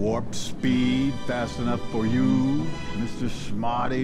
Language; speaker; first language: English; native; English